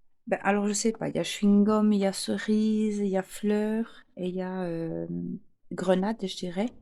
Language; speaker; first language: French; native; French